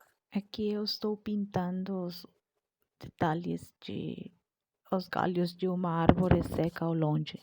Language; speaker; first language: Portuguese; non-native, learner; Spanish